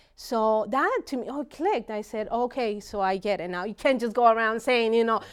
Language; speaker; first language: English; non-native, fluent; Spanish